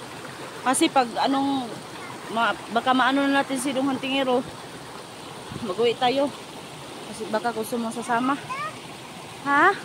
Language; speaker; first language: Filipino; non-native, local second language; Cebuano